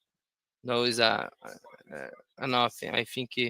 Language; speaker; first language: English; non-native, learner; Portuguese